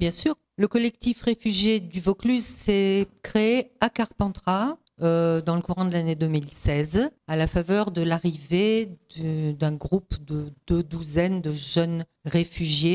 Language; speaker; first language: French; native; French